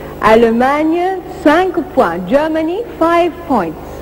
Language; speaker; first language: English; native; English